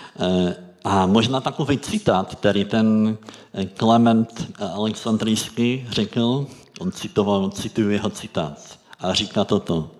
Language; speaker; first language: Czech; native; Czech